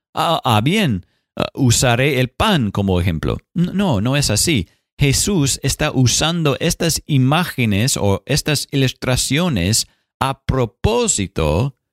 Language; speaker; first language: Spanish; non-native, fluent; English